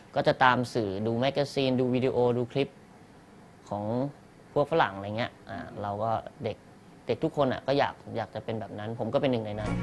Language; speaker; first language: Thai; native; Thai